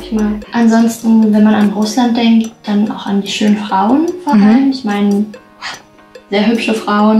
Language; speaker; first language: German; native; German